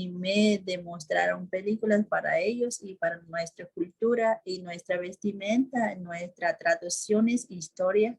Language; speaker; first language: Spanish; non-native, local second language; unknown